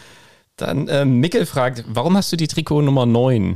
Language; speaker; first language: German; native; German